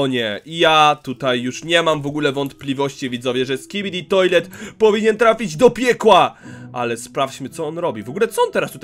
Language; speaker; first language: Polish; native; Polish